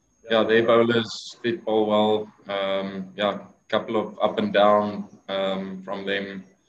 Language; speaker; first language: English; non-native, local second language; Afrikaans